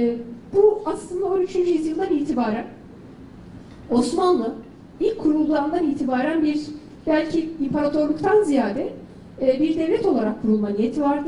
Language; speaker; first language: Turkish; native; Turkish